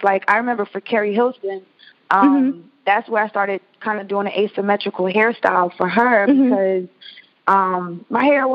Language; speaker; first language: English; native; English